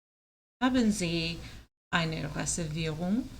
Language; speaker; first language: German; non-native, learner; English